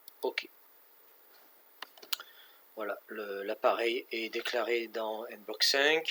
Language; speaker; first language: French; native; French